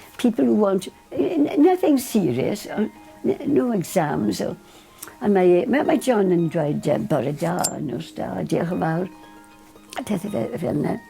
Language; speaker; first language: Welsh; non-native, local second language; English